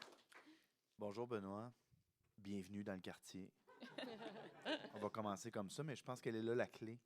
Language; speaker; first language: French; native; French